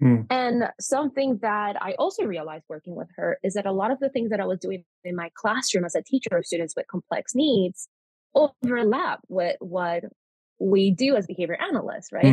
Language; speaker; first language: English; non-native, fluent; Spanish